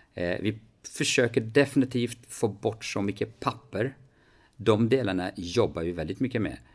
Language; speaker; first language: Swedish; early bilingual, other home language; Arabic